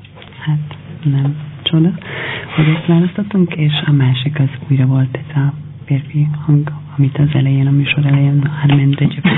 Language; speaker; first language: Hungarian; non-native, fluent; Albanian